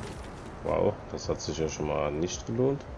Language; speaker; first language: German; native; German